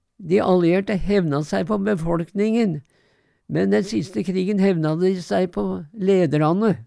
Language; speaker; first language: Norwegian; native; Norwegian